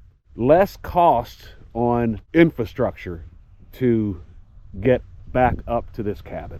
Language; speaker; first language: English; native; English